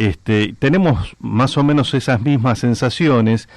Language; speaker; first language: Spanish; native; Spanish